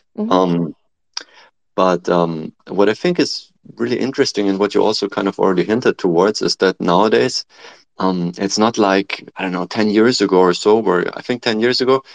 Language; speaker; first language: English; non-native, fluent; German